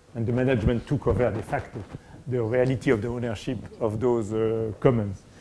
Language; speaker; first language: English; non-native, fluent; French